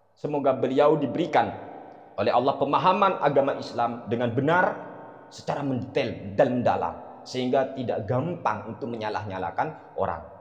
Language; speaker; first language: Indonesian; non-native, local second language; Madurese